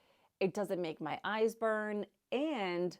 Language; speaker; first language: English; native; English